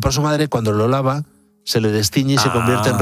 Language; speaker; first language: Spanish; native; Spanish